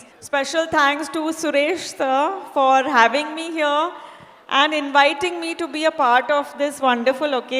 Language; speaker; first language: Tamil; non-native, fluent; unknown